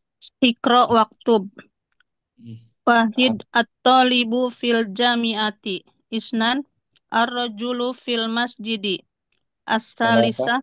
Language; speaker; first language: Arabic; non-native, learner; Indonesian